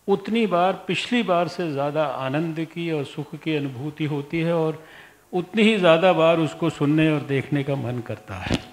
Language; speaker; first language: Hindi; native; Hindi